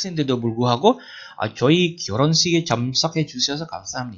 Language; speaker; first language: Korean; non-native, fluent; Indonesian